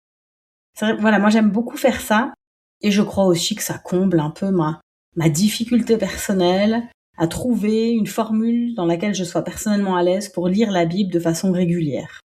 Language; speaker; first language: French; native; French